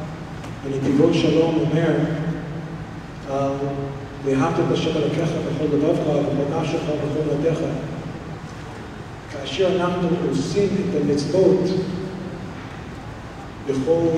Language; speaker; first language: Hebrew; non-native, fluent; English